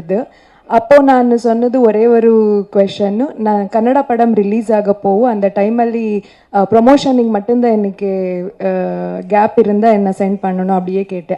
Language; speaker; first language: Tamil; non-native, learner; Kannada